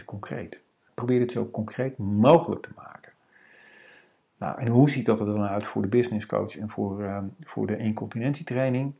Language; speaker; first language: Dutch; native; Dutch